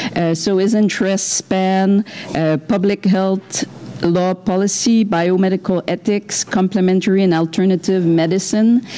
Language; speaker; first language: English; non-native, local second language; French